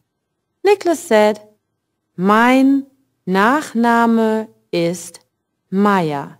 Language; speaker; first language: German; non-native, fluent; English